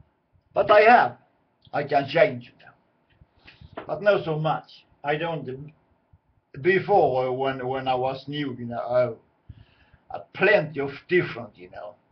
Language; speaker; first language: English; non-native, learner; Swedish